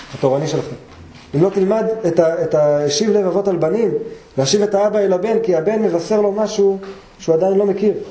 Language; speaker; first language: Hebrew; native; Hebrew